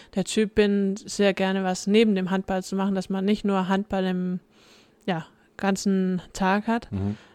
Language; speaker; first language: German; early bilingual, heritage; Danish